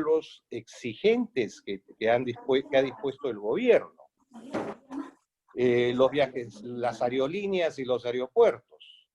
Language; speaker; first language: Spanish; native; Spanish